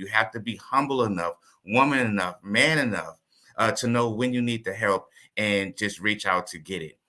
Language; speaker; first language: English; native; English